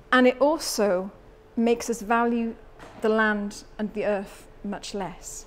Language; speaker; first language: English; native; English